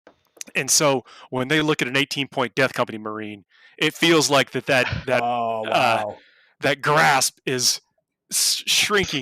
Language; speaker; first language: English; native; English